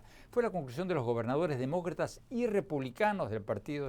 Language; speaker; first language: Spanish; native; Spanish